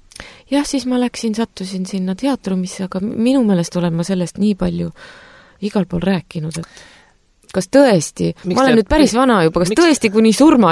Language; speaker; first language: Estonian; native; Estonian